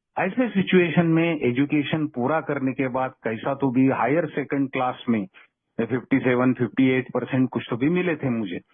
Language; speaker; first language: Hindi; non-native, local second language; Kannada